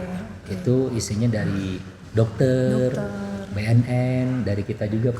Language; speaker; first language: Indonesian; non-native, local second language; Banjar